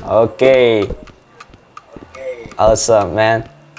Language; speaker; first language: English; non-native, learner; Indonesian